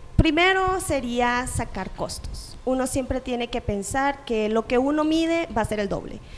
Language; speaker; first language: Spanish; native; Spanish